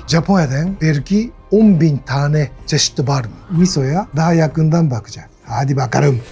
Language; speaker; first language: Turkish; non-native, learner; Japanese